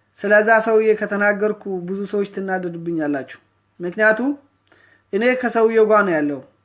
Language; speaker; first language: Amharic; non-native, local second language; Oromo